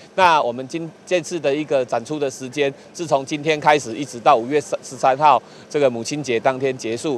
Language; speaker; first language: Chinese; native; Chinese